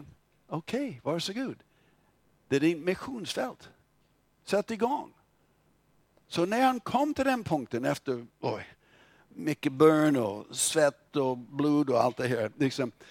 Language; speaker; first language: Swedish; non-native, fluent; English